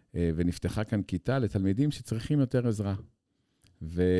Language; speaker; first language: Hebrew; native; Hebrew